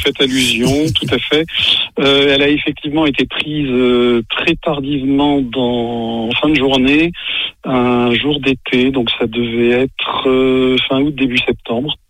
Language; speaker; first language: French; native; French